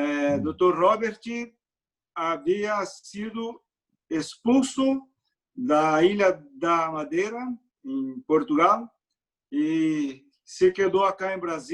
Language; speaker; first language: Spanish; non-native, learner; Portuguese